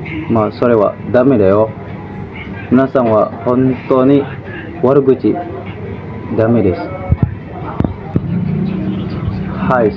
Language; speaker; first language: Japanese; non-native, learner; Indonesian